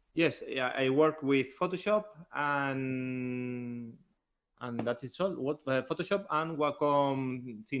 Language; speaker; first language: English; non-native, learner; Spanish